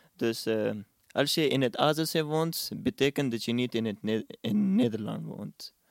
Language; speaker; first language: Dutch; non-native, fluent; Urdu